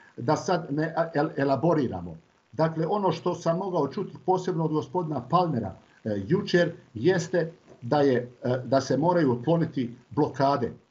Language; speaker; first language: Croatian; native; Croatian